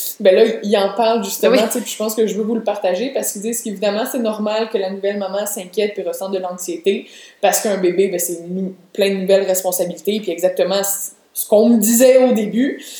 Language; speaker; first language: French; native; French